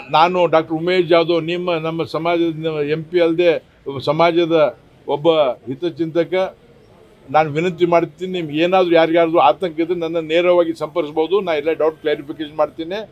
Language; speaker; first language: Kannada; non-native, local second language; Lambadi